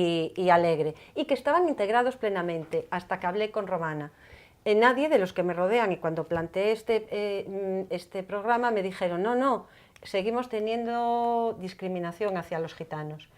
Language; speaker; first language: Spanish; native; Spanish